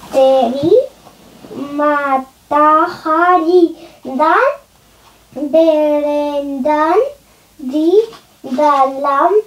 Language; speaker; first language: Indonesian; early bilingual, heritage; Indonesian